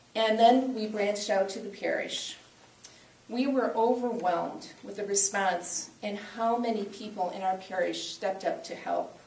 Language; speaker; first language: English; native; English